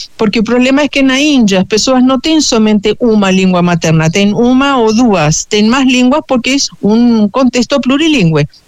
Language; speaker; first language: Portuguese; non-native, fluent; Spanish